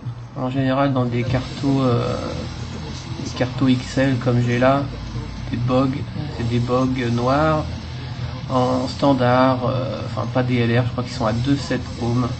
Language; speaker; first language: French; native; French